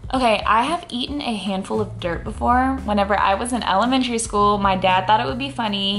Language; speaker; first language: English; native; English